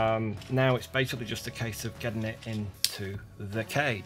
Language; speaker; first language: English; native; English